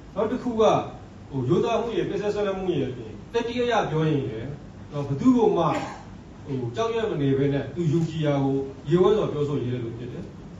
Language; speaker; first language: Burmese; non-native, local second language; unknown